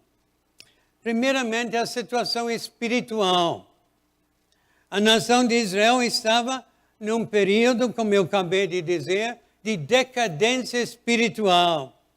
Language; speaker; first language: Portuguese; non-native, fluent; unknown